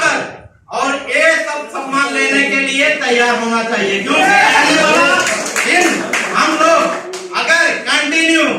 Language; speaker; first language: Hindi; non-native, fluent; Bangla